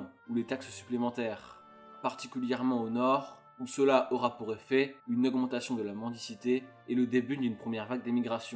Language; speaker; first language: French; native; French